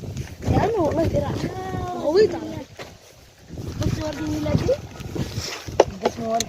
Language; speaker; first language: Arabic; native; Arabic